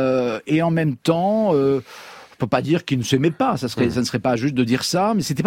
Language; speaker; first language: French; native; French